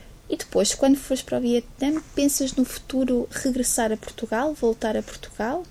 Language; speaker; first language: Portuguese; native; Portuguese